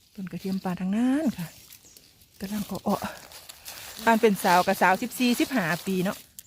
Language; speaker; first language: Thai; native; Thai